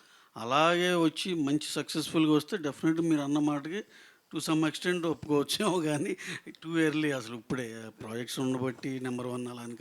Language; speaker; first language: Telugu; native; Telugu